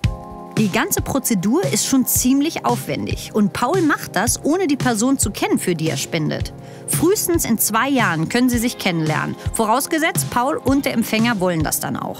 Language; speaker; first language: German; native; German